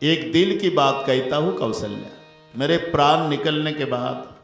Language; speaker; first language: Hindi; non-native, local second language; Marathi